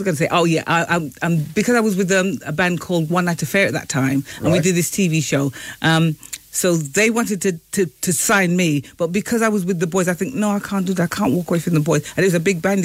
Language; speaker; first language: English; native; English